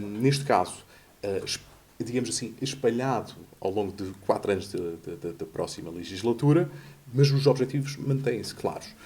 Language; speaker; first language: Portuguese; native; Portuguese